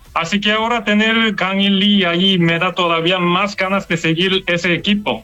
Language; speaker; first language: Spanish; non-native, learner; Korean